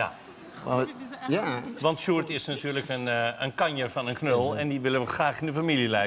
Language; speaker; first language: Dutch; native; Dutch